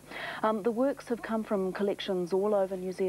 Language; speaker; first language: English; native; English